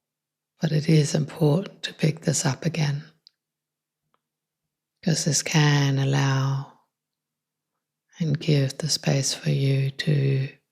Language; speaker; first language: English; non-native, fluent; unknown